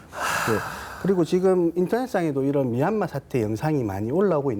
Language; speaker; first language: Korean; native; Korean